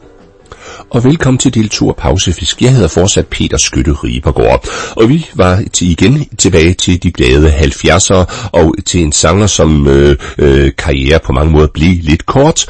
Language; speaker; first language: Danish; native; Danish